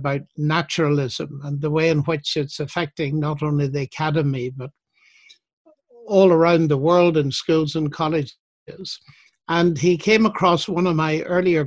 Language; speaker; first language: English; native; English